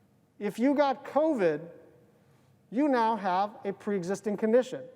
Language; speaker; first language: English; native; English